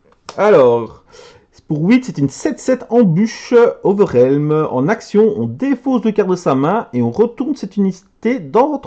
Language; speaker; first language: French; native; French